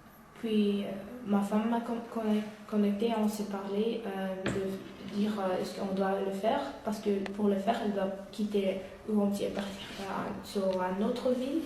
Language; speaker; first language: French; non-native, learner; Uyghur